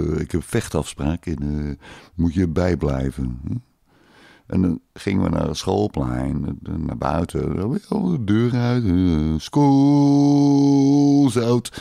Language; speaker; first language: Dutch; native; Dutch